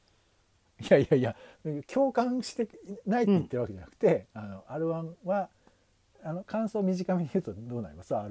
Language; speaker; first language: Japanese; native; Japanese